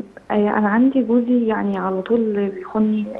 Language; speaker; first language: Arabic; native; Arabic